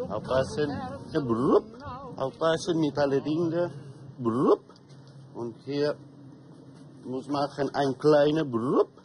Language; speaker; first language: German; non-native, learner; Italian